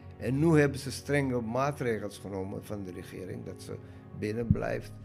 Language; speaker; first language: Dutch; non-native, learner; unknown